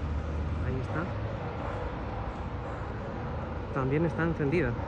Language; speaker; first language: Spanish; native; Spanish